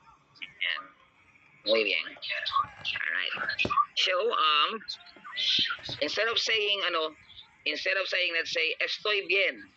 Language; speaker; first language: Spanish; non-native, learner; Filipino